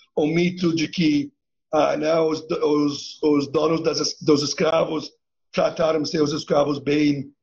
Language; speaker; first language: Portuguese; non-native, fluent; English